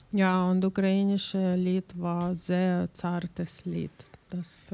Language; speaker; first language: German; non-native, learner; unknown